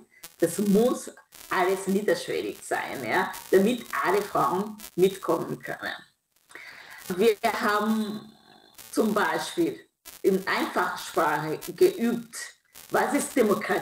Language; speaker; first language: German; non-native, fluent; Kinyarwanda